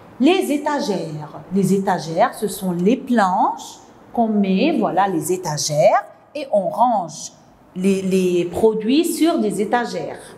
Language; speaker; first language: French; non-native, local second language; Arabic